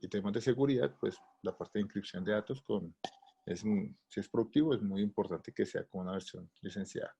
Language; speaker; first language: Spanish; native; Spanish